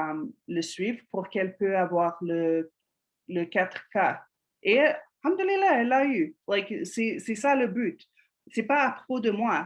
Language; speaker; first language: French; non-native, fluent; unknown